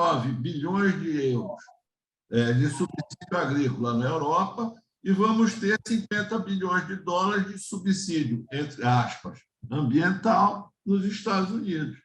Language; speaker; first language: Portuguese; native; Portuguese